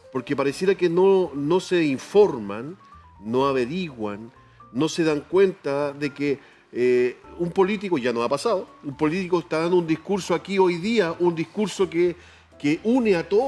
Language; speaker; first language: Spanish; native; Spanish